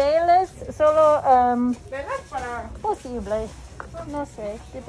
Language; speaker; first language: Spanish; non-native, learner; English